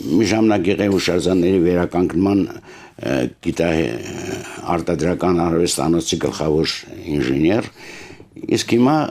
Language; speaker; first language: Armenian; native; Armenian